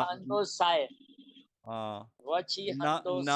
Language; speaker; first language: Chinese; non-native, learner; Urdu